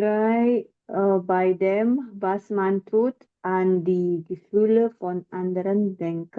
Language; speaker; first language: German; non-native, learner; Indonesian